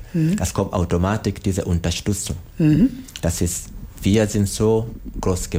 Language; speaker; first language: German; non-native, learner; Swahili